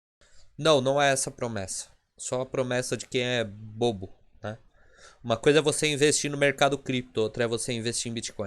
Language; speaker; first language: Portuguese; native; Portuguese